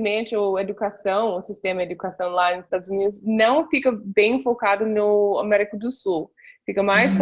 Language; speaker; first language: Portuguese; non-native, fluent; English